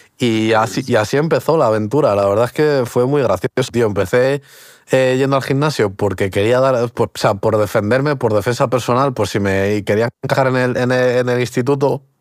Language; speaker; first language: Spanish; early bilingual, other home language; Portuguese